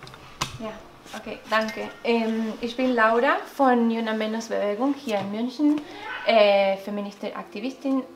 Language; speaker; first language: German; non-native, learner; Spanish